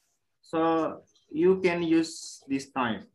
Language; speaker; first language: English; non-native, learner; Indonesian